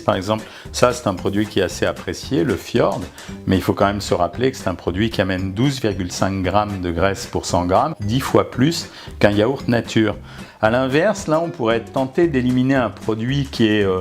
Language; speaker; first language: French; native; French